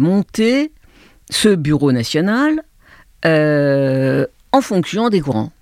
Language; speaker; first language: French; native; French